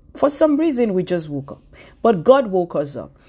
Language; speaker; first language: English; non-native, local second language; Yoruba